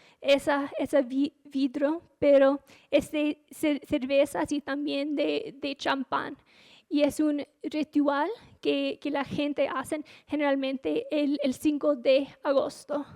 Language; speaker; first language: Spanish; non-native, fluent; English